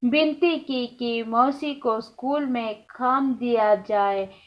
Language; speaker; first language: Hindi; non-native, local second language; Kannada